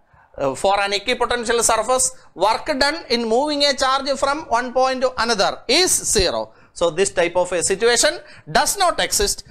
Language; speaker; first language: English; non-native, local second language; Malayalam